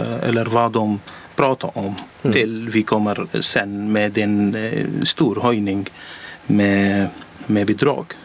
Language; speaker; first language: Swedish; non-native, learner; Arabic